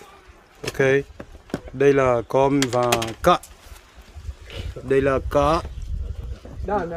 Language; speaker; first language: Vietnamese; non-native, learner; Portuguese